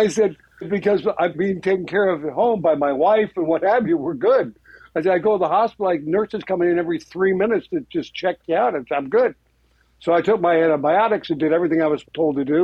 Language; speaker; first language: English; native; English